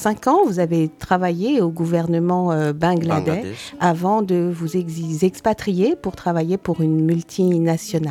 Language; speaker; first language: French; native; French